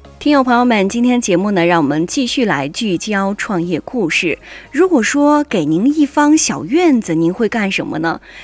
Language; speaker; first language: Chinese; native; Chinese